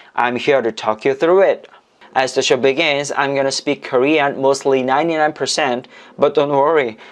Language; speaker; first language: English; non-native, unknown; Korean